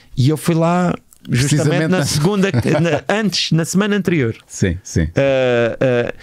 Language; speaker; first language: Portuguese; native; Portuguese